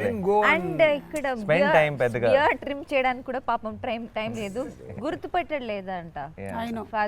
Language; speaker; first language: Telugu; non-native, learner; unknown